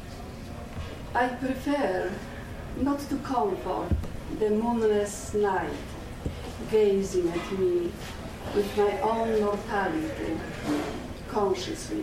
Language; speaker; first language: English; non-native, fluent; Polish